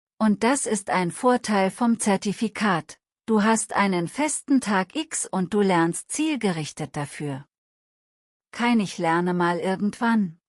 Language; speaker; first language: German; native; German